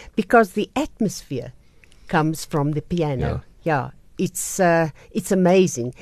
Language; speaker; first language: English; non-native, local second language; Afrikaans